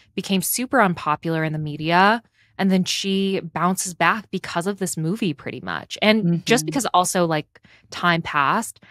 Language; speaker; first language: English; native; English